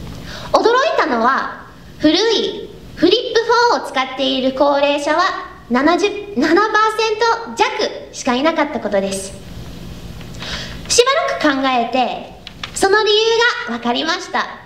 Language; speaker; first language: Japanese; non-native, learner; English